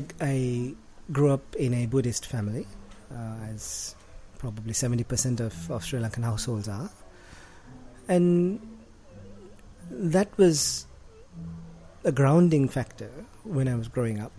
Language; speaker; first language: English; non-native, local second language; Sinhala